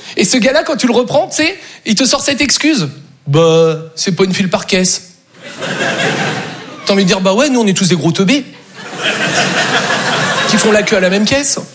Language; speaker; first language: French; native; French